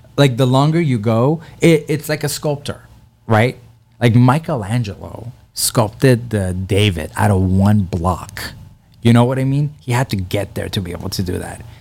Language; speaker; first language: English; early bilingual, other home language; Persian